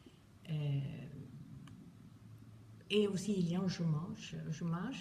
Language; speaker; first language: French; non-native, fluent; Swedish